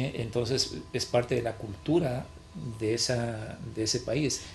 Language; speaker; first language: Spanish; native; Spanish